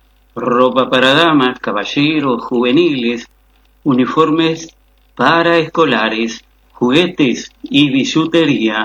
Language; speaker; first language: Spanish; native; Spanish